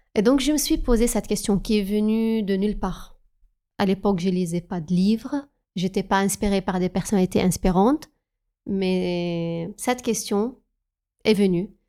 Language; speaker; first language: French; non-native, fluent; Arabic